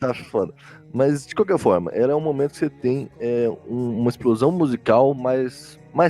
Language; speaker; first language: Portuguese; native; Portuguese